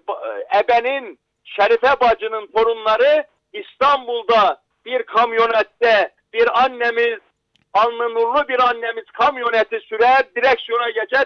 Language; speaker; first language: Turkish; native; Turkish